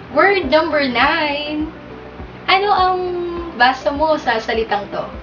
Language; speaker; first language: Filipino; native; Filipino